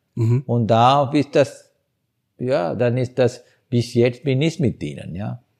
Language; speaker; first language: German; non-native, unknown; Sinhala